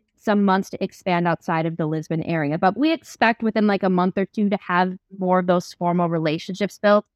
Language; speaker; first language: English; native; English